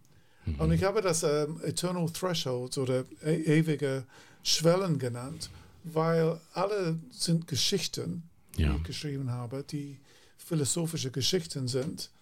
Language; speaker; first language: German; non-native, fluent; English